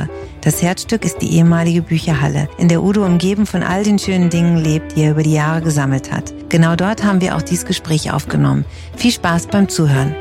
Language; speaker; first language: German; native; German